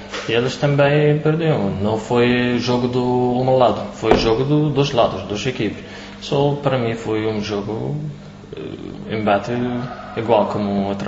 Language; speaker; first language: Portuguese; non-native, learner; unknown